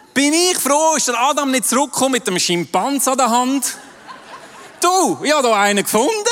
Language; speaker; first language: German; non-native, local second language; French